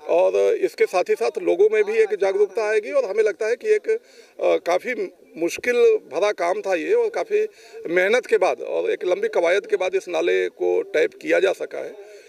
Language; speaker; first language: Hindi; native; Hindi